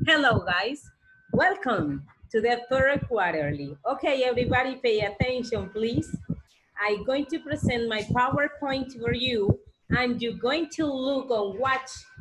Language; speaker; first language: English; non-native, learner; Spanish